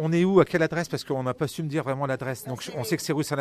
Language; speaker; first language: French; native; French